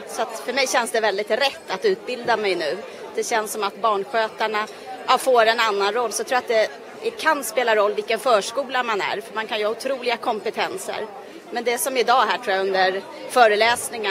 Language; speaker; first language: Swedish; native; Swedish